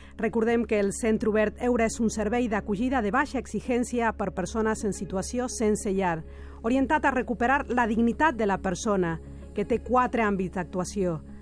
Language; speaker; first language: Catalan; non-native, fluent; Spanish